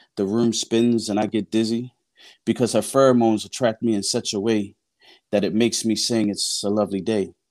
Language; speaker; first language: English; native; English